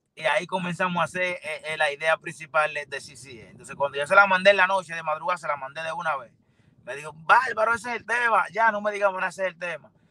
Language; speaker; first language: Spanish; native; Spanish